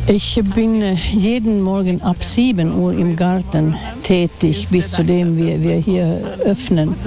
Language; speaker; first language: German; non-native, fluent; Swedish